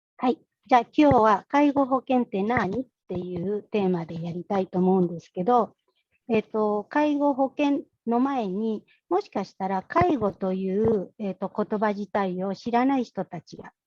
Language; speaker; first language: Japanese; non-native, fluent; Spanish